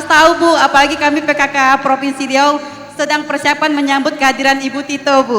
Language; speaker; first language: Indonesian; native; Indonesian